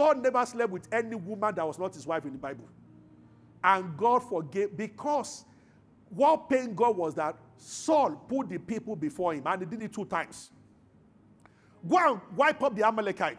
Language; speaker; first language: English; non-native, local second language; Yoruba